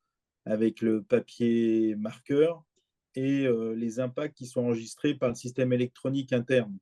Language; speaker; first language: French; native; French